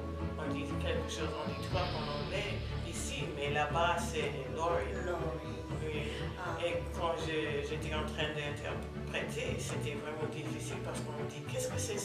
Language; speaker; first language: French; non-native, fluent; English